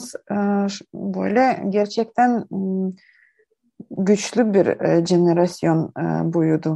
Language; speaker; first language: Turkish; non-native, learner; Ukrainian